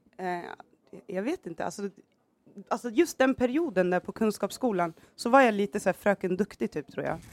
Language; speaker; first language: Swedish; early bilingual, other home language; Somali